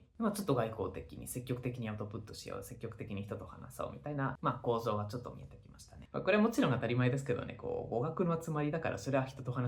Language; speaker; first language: Japanese; non-native, fluent; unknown